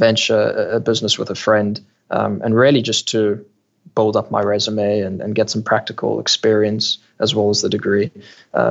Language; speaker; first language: English; native; English